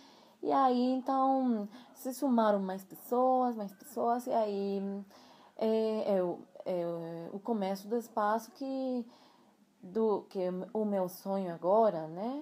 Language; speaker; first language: Portuguese; non-native, fluent; Spanish